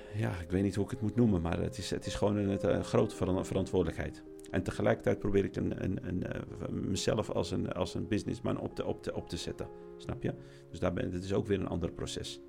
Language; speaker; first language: Dutch; native; Dutch